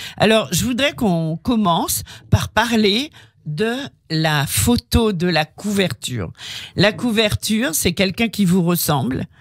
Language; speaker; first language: French; native; French